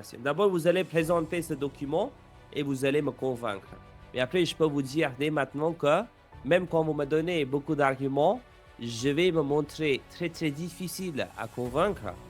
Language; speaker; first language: French; non-native, fluent; English